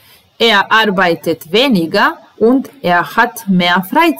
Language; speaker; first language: German; non-native, fluent; Serbian